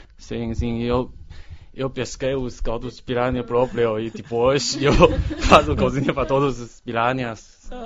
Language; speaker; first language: Portuguese; non-native, learner; Chinese